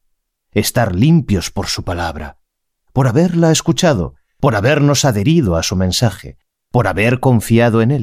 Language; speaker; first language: Spanish; native; Spanish